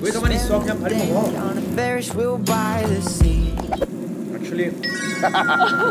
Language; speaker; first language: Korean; non-native, learner; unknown